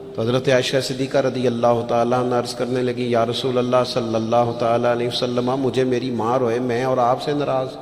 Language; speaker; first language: Urdu; native; Urdu